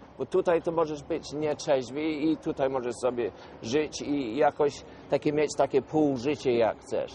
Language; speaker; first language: Polish; non-native, fluent; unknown